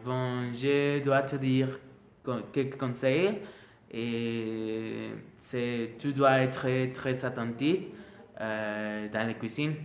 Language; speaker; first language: French; non-native, learner; Spanish